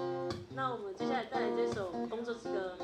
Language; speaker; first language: Chinese; native; Chinese